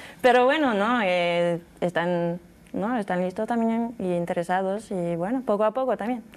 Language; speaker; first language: Spanish; non-native, fluent; French